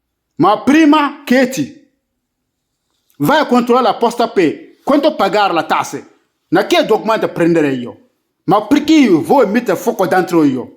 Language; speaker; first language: Italian; non-native, learner; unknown